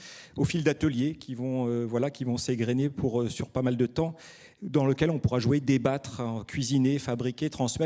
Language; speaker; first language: French; native; French